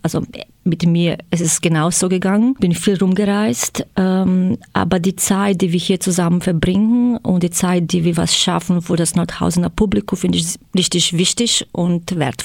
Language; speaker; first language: German; non-native, fluent; Croatian